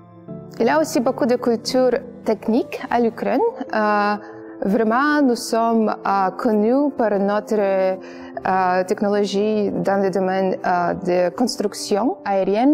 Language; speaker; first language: French; non-native, learner; Ukrainian